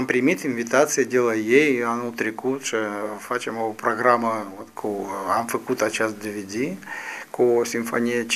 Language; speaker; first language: Romanian; non-native, local second language; Russian